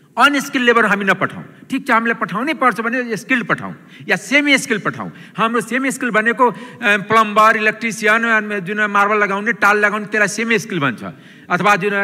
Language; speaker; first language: Nepali; non-native, local second language; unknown